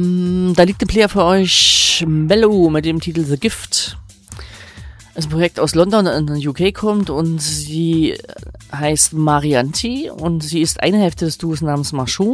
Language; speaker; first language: German; native; German